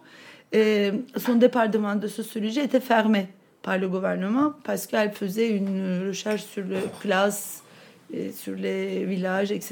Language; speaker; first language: French; non-native, fluent; Turkish